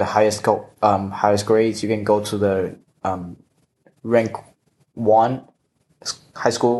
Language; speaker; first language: English; non-native, fluent; Chinese